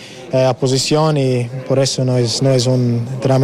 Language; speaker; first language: Spanish; non-native, learner; English